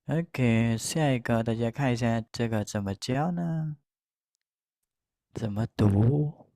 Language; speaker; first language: Chinese; non-native, fluent; Khmer